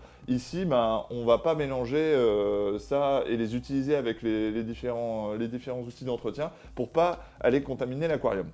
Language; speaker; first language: French; native; French